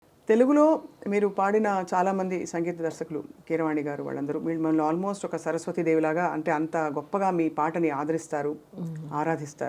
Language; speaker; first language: Telugu; native; Telugu